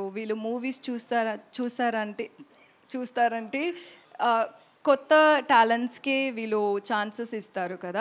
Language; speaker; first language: Telugu; non-native, learner; Tamil